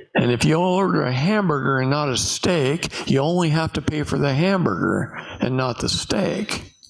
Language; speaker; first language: English; native; English